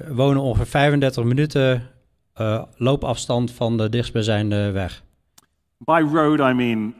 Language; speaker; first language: Dutch; non-native, fluent; English